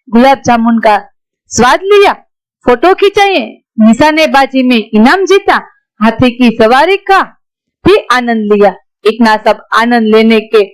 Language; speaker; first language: Hindi; non-native, local second language; Gujarati